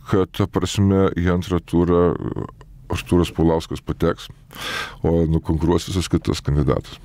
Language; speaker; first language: Lithuanian; native; Lithuanian